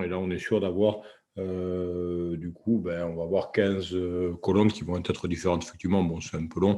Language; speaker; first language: French; native; French